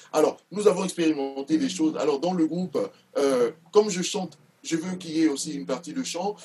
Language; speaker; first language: French; non-native, local second language; Duala